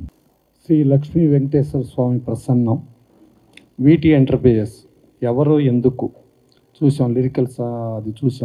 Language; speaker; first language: Telugu; native; Telugu